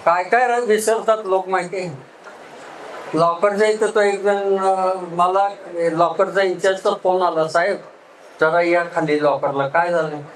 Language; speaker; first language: Marathi; native; Marathi